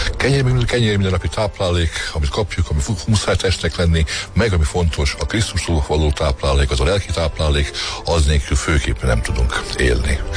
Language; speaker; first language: Hungarian; non-native, local second language; Croatian